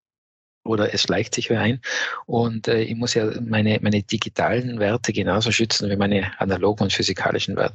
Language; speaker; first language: German; native; German